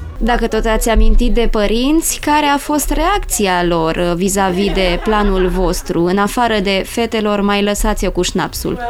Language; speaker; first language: Romanian; native; Romanian